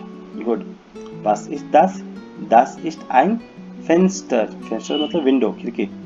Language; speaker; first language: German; non-native, fluent; Hindi